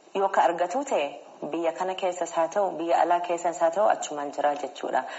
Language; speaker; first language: Oromo; early bilingual, heritage; Oromo